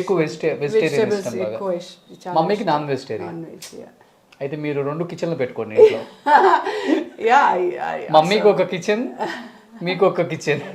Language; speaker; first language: Telugu; native; Telugu